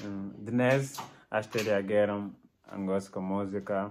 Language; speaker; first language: Bulgarian; non-native, learner; Portuguese